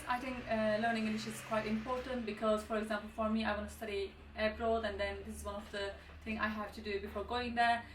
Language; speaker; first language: English; non-native, fluent; Turkish